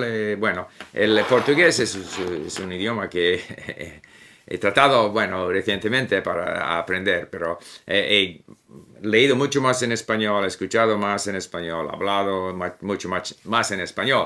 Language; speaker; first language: Spanish; non-native, fluent; English